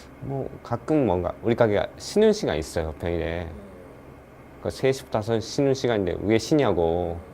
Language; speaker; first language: Korean; non-native, learner; Japanese